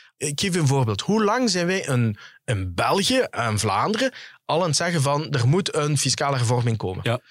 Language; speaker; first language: Dutch; early bilingual, other home language; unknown